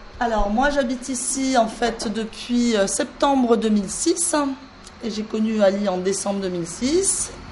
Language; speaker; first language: French; native; French